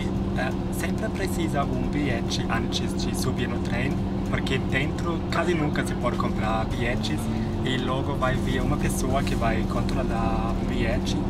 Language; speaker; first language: Portuguese; non-native, fluent; German